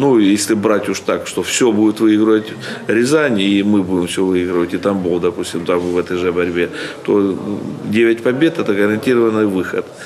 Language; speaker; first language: Russian; native; Russian